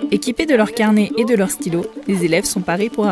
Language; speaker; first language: French; native; French